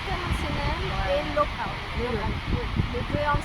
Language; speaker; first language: French; non-native, learner; Portuguese